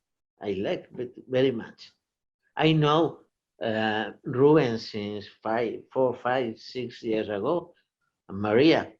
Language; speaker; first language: English; non-native, learner; Portuguese